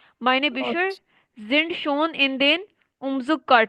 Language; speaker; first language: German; non-native, fluent; Urdu